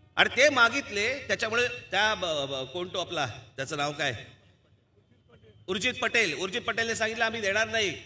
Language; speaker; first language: Marathi; native; Marathi